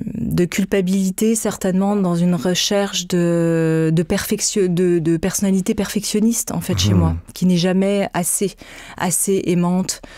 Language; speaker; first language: French; native; French